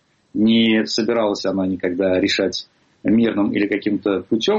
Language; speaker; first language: Russian; native; Russian